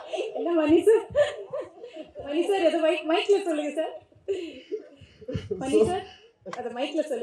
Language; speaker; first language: Tamil; native; Tamil